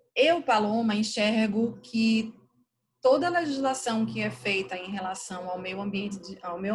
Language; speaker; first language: Portuguese; native; Portuguese